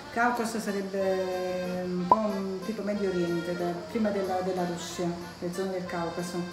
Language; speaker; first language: Italian; native; Italian